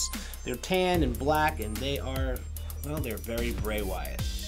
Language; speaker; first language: English; native; English